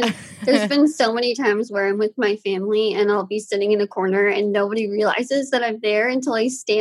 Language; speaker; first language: English; native; English